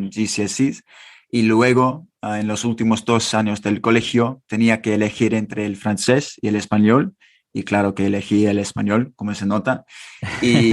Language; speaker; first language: Spanish; non-native, fluent; English